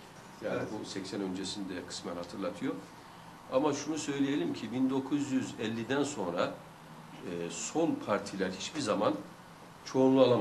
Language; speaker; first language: Turkish; native; Turkish